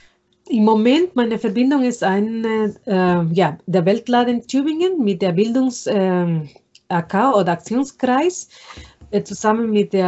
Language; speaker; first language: German; non-native, fluent; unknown